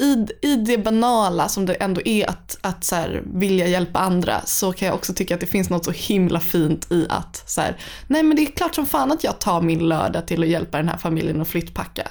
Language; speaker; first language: Swedish; native; Swedish